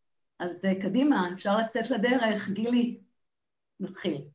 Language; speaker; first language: Hebrew; native; Hebrew